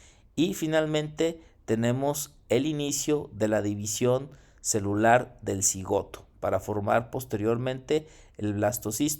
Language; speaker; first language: Spanish; native; Spanish